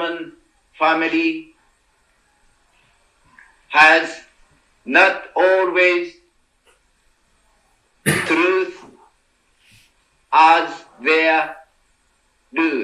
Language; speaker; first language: English; non-native, learner; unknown